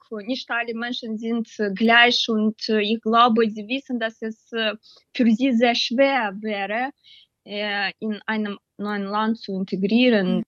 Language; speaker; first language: German; non-native, learner; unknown